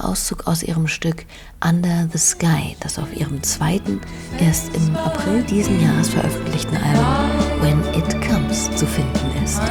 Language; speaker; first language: German; native; German